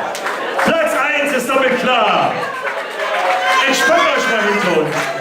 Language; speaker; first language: German; native; German